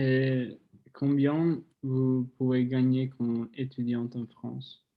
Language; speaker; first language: French; non-native, learner; Spanish